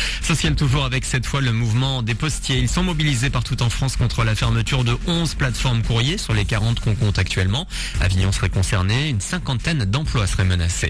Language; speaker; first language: French; native; French